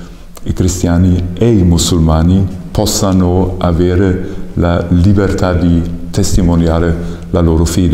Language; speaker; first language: Italian; non-native, fluent; German